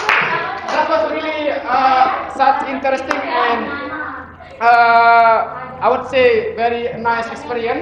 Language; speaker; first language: English; non-native, fluent; Indonesian